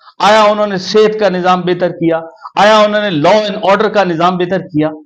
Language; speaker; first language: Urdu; non-native, local second language; Punjabi